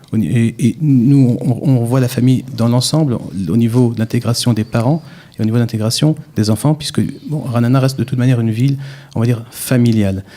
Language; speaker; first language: French; native; French